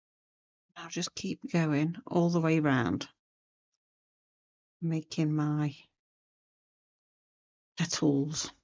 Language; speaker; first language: English; native; English